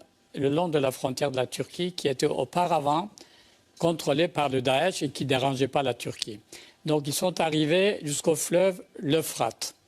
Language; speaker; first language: French; native; French